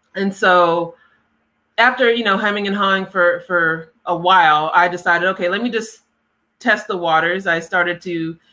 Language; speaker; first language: English; native; English